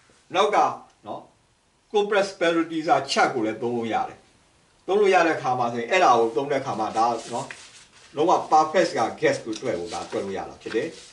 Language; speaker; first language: English; non-native, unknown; Burmese